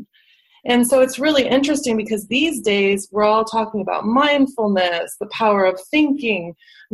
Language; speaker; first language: English; native; English